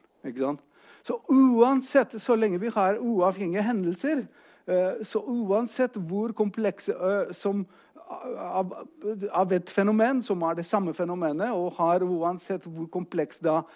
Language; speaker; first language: Norwegian; non-native, fluent; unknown